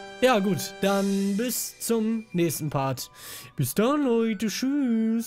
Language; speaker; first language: German; native; German